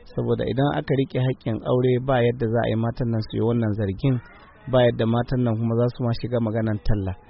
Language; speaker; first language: Hausa; non-native, local second language; Fula